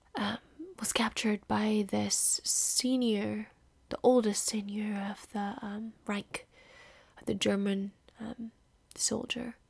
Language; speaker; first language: English; non-native, fluent; Indonesian